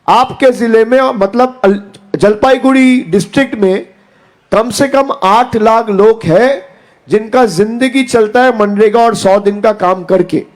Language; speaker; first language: Hindi; non-native, local second language; Bangla